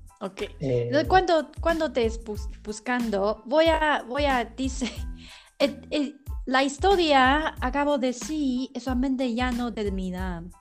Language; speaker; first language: Spanish; non-native, learner; Chinese